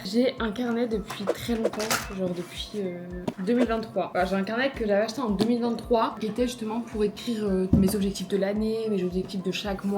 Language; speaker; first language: French; native; French